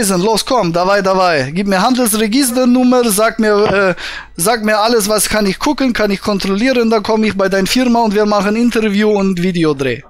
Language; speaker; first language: German; native; German